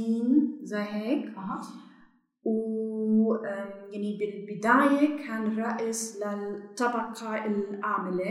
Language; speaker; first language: Arabic; non-native, learner; German